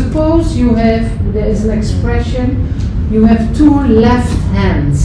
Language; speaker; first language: English; non-native, fluent; Dutch